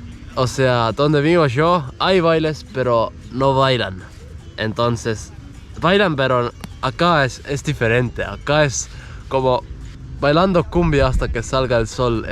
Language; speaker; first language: Spanish; non-native, fluent; Estonian